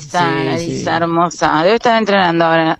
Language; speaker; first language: Spanish; native; Spanish